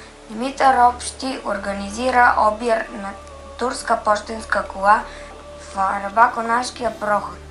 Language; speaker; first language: Bulgarian; native; Bulgarian